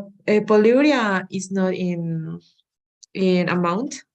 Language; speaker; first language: English; non-native, learner; Spanish